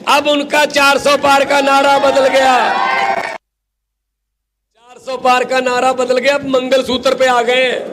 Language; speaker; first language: Hindi; non-native, local second language; Punjabi